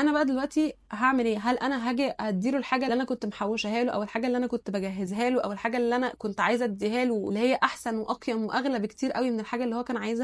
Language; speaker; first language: Arabic; native; Arabic